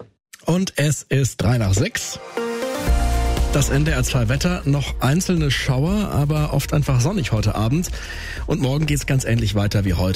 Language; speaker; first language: German; native; German